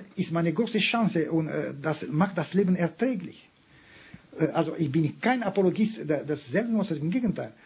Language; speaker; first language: German; non-native, fluent; Romanian